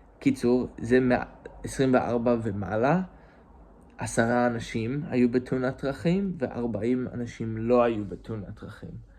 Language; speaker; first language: Hebrew; non-native, fluent; English